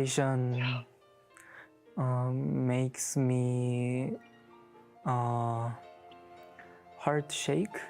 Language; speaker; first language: English; non-native, learner; Korean